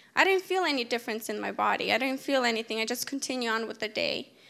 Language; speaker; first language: English; native; English